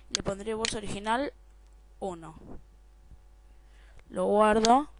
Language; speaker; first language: Spanish; native; Spanish